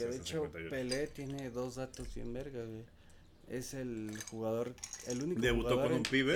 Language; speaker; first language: Spanish; native; Spanish